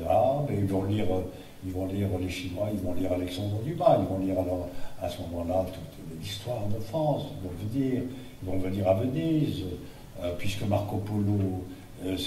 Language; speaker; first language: French; native; French